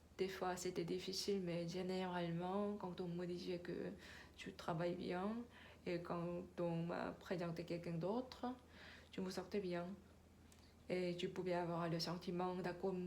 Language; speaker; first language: French; non-native, learner; Korean